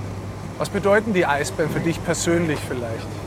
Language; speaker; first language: German; native; German